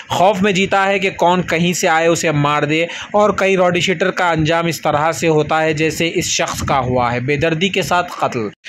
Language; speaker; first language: Urdu; native; Urdu